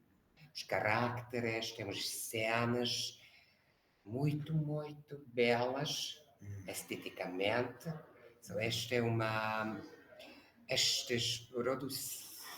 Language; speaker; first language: Portuguese; non-native, learner; Hungarian